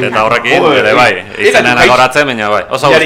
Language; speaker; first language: Basque; native; Basque